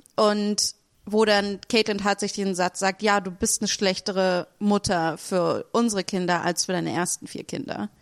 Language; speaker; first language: German; native; German